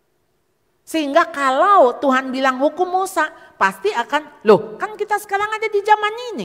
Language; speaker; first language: Indonesian; native; Indonesian